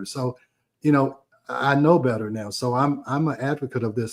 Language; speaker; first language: English; native; English